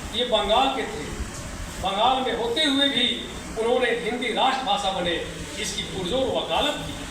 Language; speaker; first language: Hindi; native; Hindi